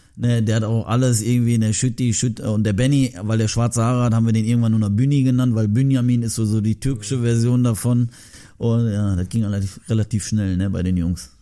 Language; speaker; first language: German; early bilingual, other home language; Turkish